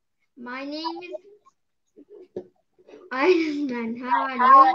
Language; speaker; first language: English; non-native, learner; Turkish